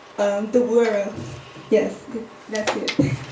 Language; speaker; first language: English; non-native, learner; Khmer